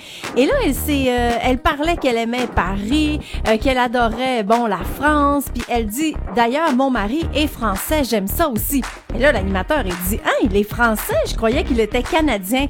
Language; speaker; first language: French; native; French